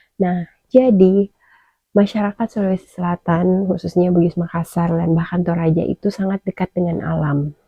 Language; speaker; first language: Indonesian; native; Indonesian